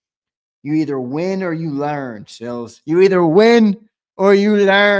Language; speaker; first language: English; native; English